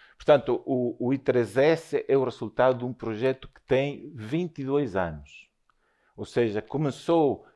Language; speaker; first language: Portuguese; non-native, fluent; Spanish